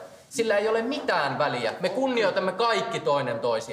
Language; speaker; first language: Finnish; native; Finnish